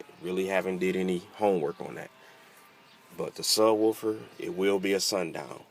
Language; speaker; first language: English; native; English